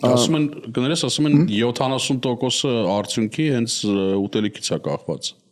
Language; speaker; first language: Armenian; native; Armenian